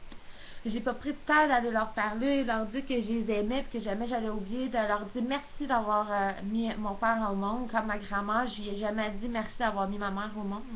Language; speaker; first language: French; native; French